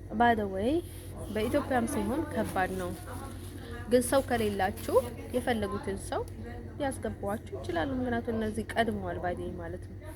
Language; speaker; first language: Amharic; native; Amharic